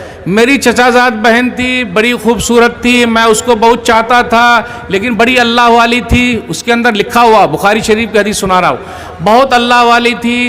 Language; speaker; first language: Hindi; native; Hindi